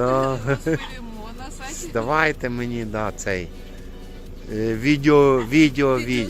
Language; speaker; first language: Ukrainian; native; Ukrainian